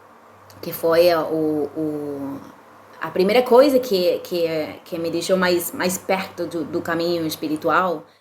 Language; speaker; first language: Portuguese; non-native, fluent; Spanish